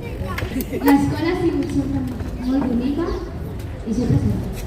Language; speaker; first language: Catalan; early bilingual, other home language; Filipino